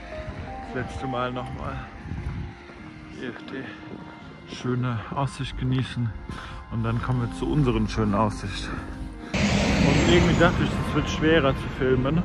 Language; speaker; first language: German; native; German